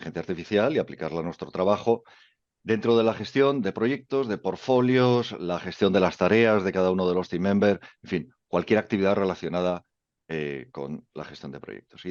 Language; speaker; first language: Spanish; native; Spanish